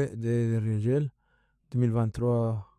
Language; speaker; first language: French; non-native, fluent; Spanish